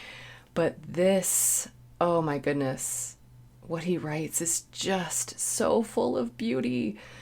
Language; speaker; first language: English; native; English